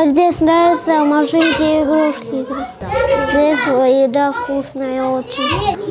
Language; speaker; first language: Russian; non-native, local second language; Kyrgyz